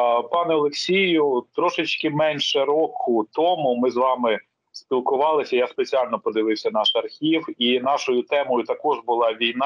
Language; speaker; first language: Ukrainian; native; Ukrainian